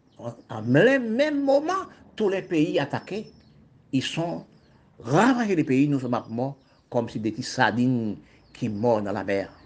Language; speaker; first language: French; non-native, local second language; Haitian Creole